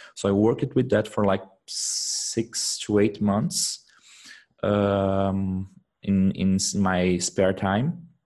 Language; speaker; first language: English; non-native, fluent; Portuguese